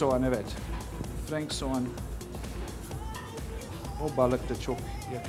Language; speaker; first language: Turkish; non-native, learner; English